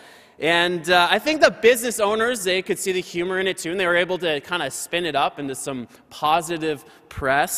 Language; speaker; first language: English; native; English